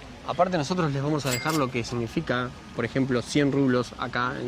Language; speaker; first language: Spanish; native; Spanish